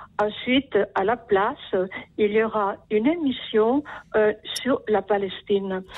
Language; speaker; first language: French; non-native, fluent; Spanish